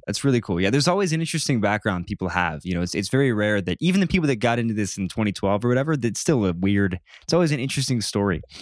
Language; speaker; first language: English; native; English